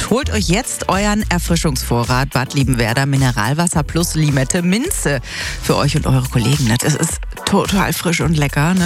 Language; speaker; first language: German; native; German